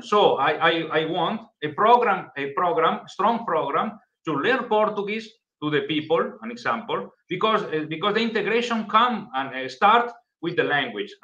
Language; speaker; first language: English; non-native, learner; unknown